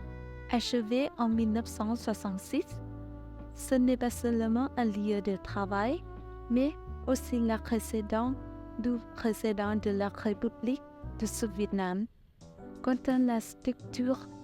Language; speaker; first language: French; non-native, fluent; Vietnamese